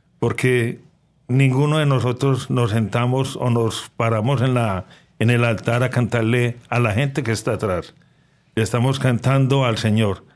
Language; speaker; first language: Spanish; native; Spanish